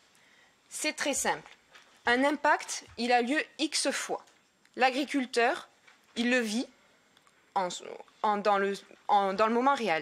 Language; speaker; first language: French; native; French